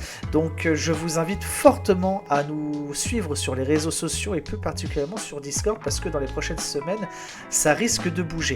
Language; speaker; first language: French; native; French